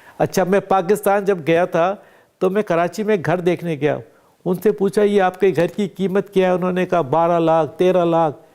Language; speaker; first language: Urdu; native; Urdu